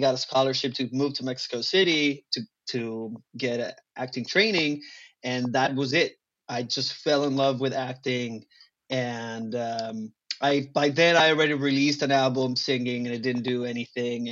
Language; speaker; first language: English; non-native, fluent; Spanish